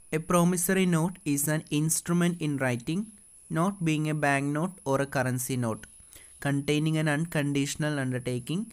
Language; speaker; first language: English; non-native, local second language; Malayalam